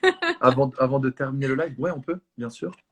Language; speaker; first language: French; non-native, fluent; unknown